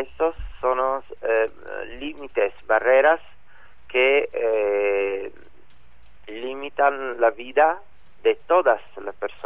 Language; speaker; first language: Spanish; non-native, learner; Italian